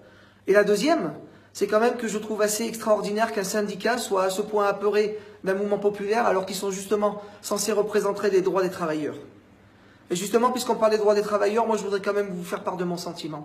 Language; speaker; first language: French; native; French